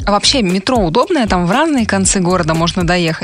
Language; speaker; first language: Russian; native; Russian